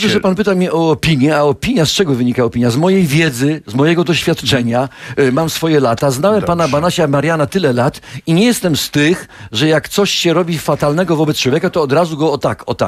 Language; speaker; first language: Polish; native; Polish